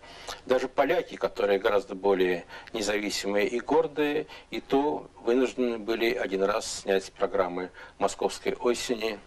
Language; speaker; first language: Russian; native; Russian